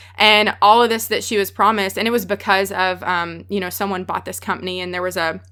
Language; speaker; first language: English; native; English